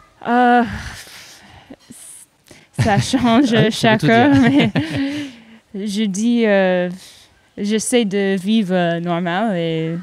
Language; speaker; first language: French; non-native, fluent; English